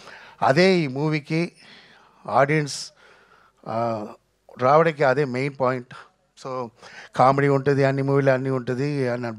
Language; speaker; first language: Telugu; non-native, fluent; Tamil